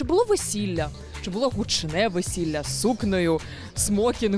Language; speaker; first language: Ukrainian; native; Ukrainian